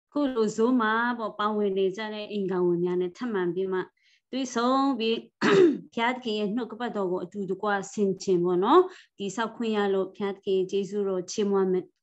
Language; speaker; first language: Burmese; non-native, local second language; Kachin